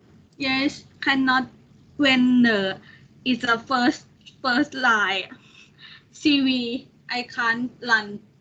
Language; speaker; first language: English; non-native, learner; Thai